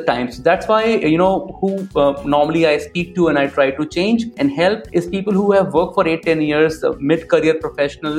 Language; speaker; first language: English; non-native, local second language; Hindi